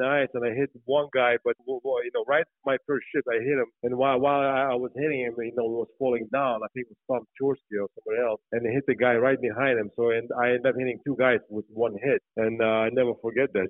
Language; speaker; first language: English; non-native, fluent; Lithuanian